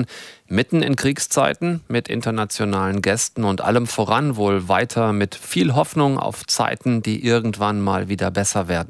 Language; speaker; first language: German; native; German